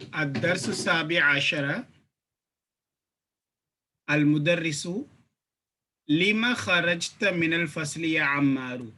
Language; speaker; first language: Arabic; non-native, fluent; Tamil